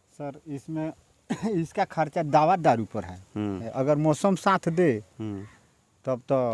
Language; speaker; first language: Hindi; non-native, local second language; Bhojpuri